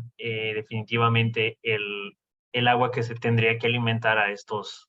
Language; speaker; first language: Spanish; native; Spanish